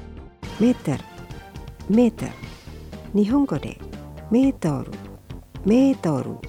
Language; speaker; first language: Japanese; non-native, fluent; Indonesian